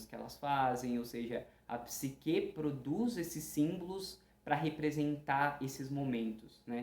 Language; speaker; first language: Portuguese; native; Portuguese